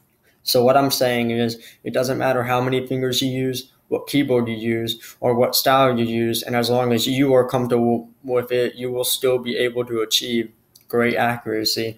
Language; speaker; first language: English; native; English